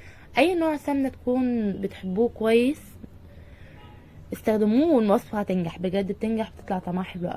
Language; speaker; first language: Arabic; native; Arabic